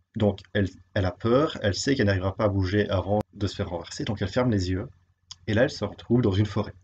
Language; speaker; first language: French; native; French